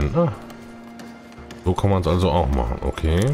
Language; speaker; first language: German; native; German